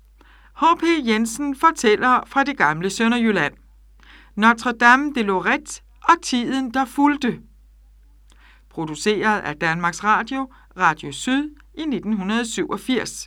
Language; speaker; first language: Danish; native; Danish